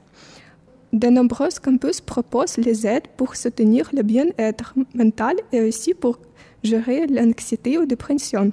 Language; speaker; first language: French; non-native, fluent; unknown